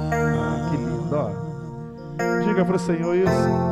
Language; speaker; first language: Portuguese; native; Portuguese